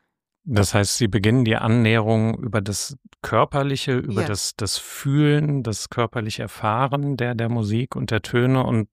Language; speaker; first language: German; native; German